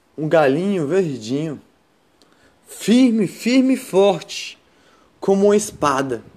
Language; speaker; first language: Portuguese; native; Portuguese